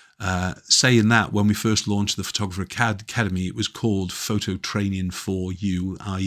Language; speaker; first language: English; native; English